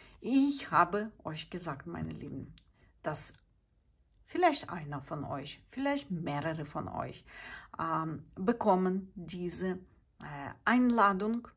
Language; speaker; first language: German; non-native, fluent; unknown